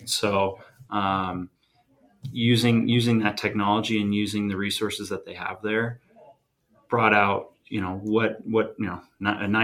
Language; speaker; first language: English; native; English